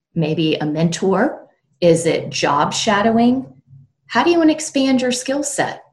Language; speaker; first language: English; native; English